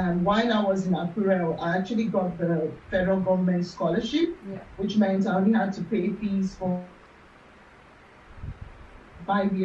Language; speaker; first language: English; non-native, local second language; Yoruba